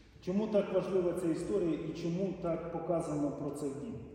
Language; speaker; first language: Polish; non-native, learner; Ukrainian